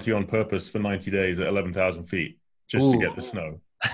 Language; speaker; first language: English; native; English